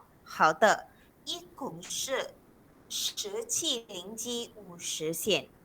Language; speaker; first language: Chinese; non-native, local second language; Malay